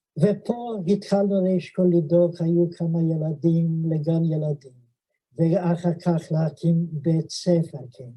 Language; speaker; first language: Hebrew; non-native, fluent; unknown